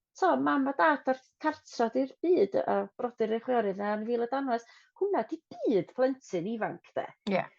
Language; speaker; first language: Welsh; non-native, local second language; English